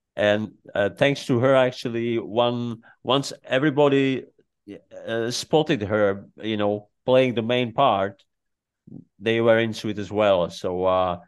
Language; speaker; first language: English; non-native, fluent; Czech